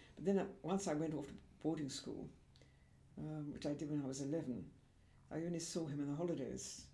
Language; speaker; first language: English; native; English